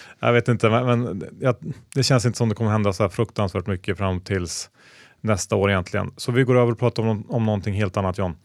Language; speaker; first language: Swedish; native; Swedish